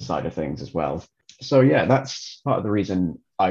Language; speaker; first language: English; native; English